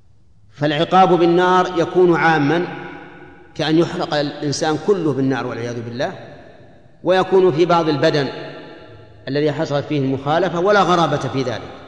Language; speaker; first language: Arabic; native; Arabic